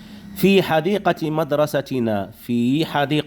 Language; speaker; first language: Arabic; non-native, fluent; Indonesian